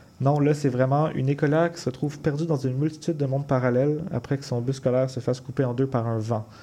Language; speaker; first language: French; native; French